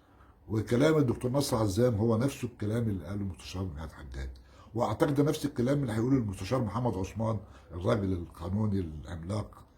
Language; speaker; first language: Arabic; native; Arabic